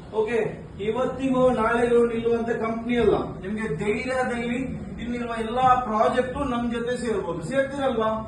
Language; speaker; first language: Kannada; non-native, local second language; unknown